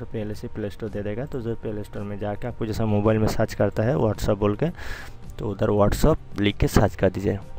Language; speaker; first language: Hindi; non-native, local second language; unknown